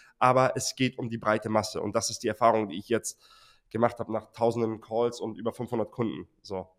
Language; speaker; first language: German; native; German